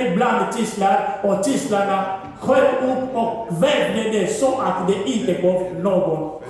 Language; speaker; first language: Swedish; non-native, fluent; Lingala